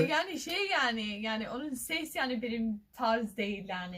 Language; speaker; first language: Turkish; non-native, learner; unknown